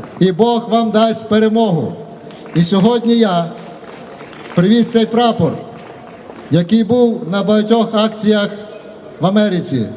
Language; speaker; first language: Ukrainian; native; Ukrainian